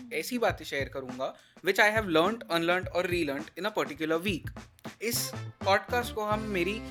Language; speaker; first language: Hindi; native; Hindi